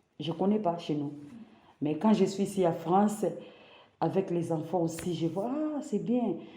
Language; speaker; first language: French; non-native, local second language; Lingala